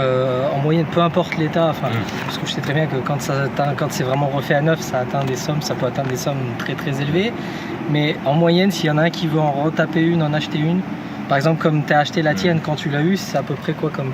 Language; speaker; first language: French; native; French